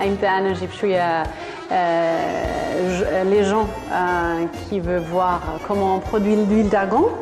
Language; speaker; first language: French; non-native, fluent; German